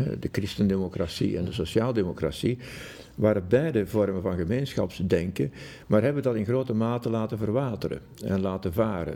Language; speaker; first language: Dutch; native; Dutch